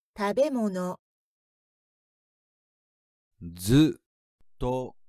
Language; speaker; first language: Japanese; non-native, learner; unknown